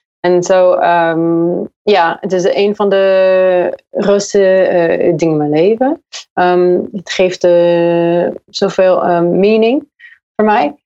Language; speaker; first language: Dutch; non-native, learner; English